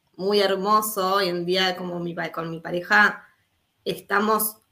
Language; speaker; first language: Spanish; native; Spanish